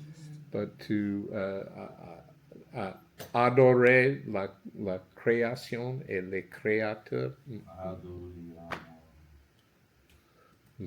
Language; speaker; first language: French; non-native, learner; English